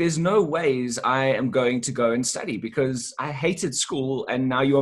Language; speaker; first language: English; native; English